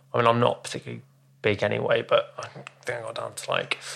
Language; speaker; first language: English; native; English